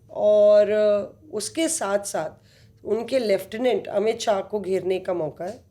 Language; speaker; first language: Hindi; native; Hindi